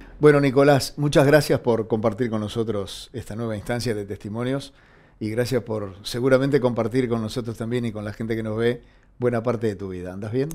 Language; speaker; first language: Spanish; native; Spanish